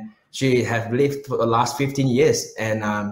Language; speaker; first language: English; non-native, local second language; Chinese